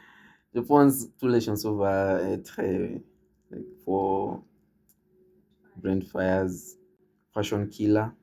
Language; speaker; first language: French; non-native, learner; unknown